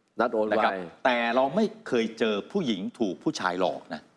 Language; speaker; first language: Thai; native; Thai